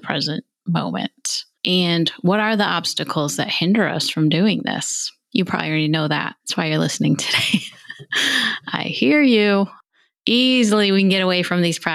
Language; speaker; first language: English; native; English